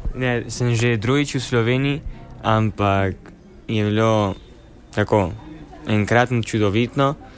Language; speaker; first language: Slovenian; early bilingual, heritage; Slovenian